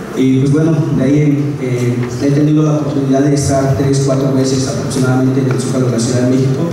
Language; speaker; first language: Spanish; non-native, local second language; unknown